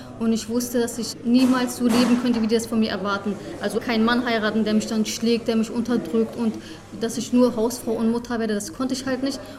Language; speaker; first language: German; early bilingual, other home language; Kurdish